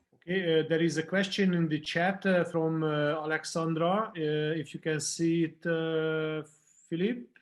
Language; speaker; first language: English; non-native, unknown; Hungarian